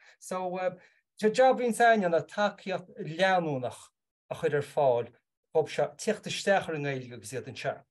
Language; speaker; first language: Irish; native; Irish